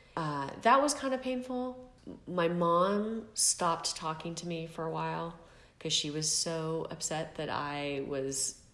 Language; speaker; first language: English; native; English